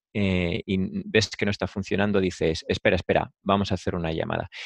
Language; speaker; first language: Spanish; native; Spanish